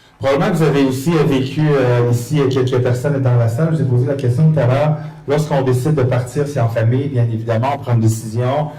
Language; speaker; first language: French; native; French